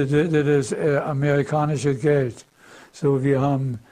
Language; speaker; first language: German; non-native, fluent; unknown